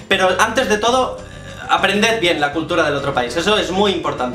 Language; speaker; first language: Spanish; native; Spanish